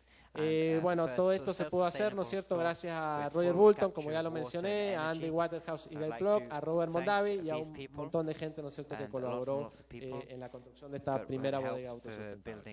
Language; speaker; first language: Spanish; native; Spanish